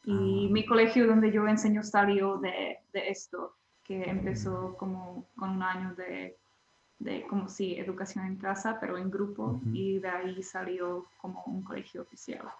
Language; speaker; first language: Spanish; non-native, fluent; Czech